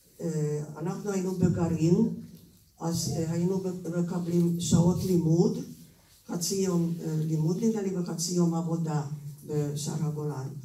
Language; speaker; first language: Hebrew; non-native, fluent; Hungarian